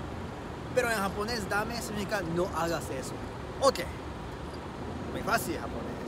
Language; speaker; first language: Spanish; non-native, learner; Japanese